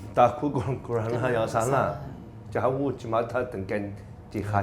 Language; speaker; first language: Indonesian; non-native, learner; Chinese